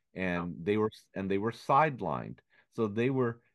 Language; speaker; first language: English; native; English